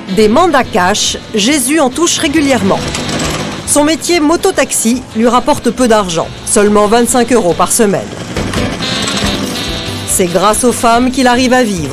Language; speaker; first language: French; native; French